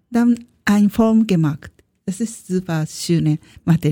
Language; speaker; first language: German; non-native, learner; Japanese